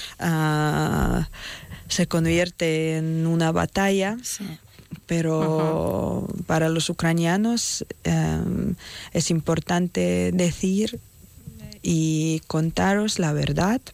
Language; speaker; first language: Spanish; non-native, fluent; Ukrainian